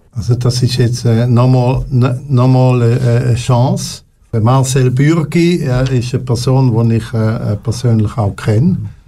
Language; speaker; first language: German; non-native, local second language; French